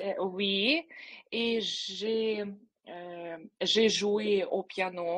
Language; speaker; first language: French; non-native, learner; Ukrainian